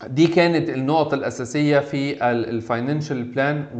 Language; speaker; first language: Arabic; native; Arabic